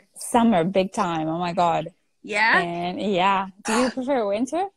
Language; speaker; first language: English; non-native, fluent; Italian